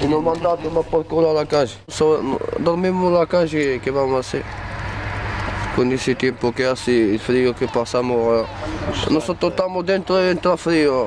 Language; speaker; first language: Spanish; non-native, learner; Arabic